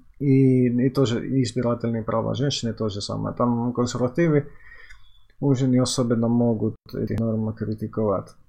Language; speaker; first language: Russian; non-native, fluent; Finnish